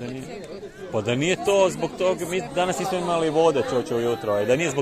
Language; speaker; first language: Serbian; native; Serbian